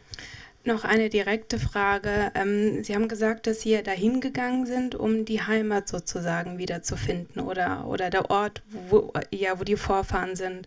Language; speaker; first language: German; native; German